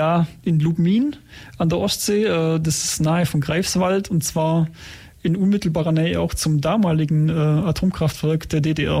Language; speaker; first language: German; native; German